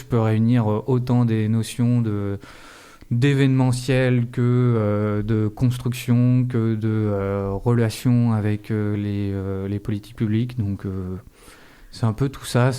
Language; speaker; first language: French; native; French